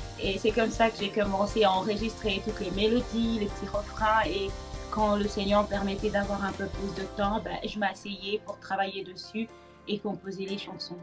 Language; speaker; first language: French; non-native, local second language; Lingala